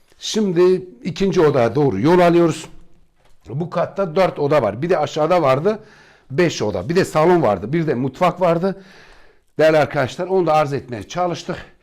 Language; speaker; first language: Turkish; native; Turkish